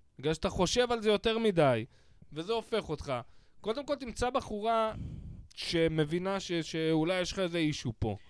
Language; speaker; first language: Hebrew; native; Hebrew